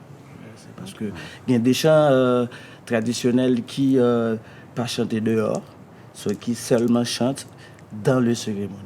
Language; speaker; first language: French; non-native, learner; Haitian Creole